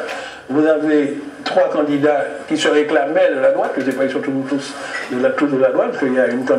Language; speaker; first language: French; native; French